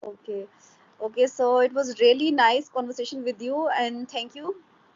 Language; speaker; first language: English; non-native, local second language; Hindi